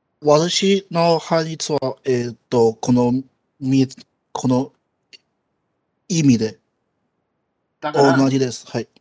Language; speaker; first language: Japanese; non-native, learner; Chinese